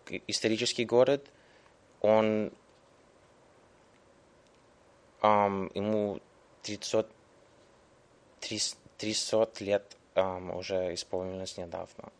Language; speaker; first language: Russian; early bilingual, heritage; English